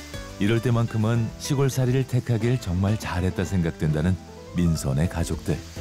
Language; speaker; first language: Korean; native; Korean